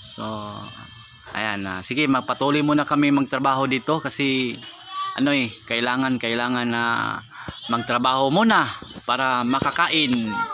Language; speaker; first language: Filipino; non-native, local second language; Cebuano